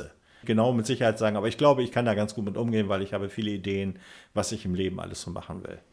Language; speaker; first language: German; native; German